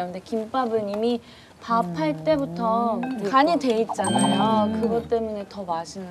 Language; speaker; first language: Korean; native; Korean